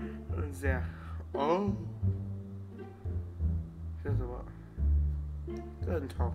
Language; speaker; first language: Chinese; early bilingual, heritage; Chinese